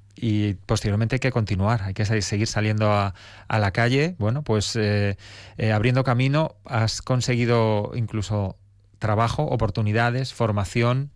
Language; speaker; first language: Spanish; native; Spanish